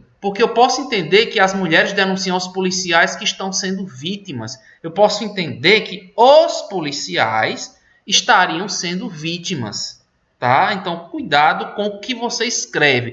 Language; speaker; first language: Portuguese; native; Portuguese